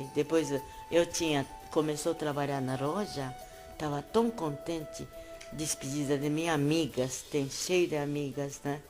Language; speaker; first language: Portuguese; non-native, learner; Japanese